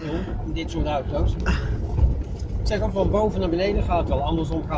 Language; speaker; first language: Dutch; native; Dutch